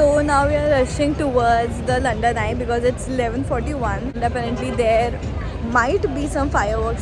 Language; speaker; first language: English; non-native, local second language; Hindi